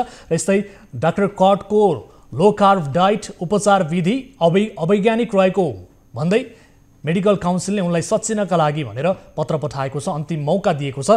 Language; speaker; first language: Nepali; native; Nepali